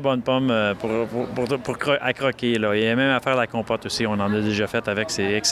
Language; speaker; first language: French; native; French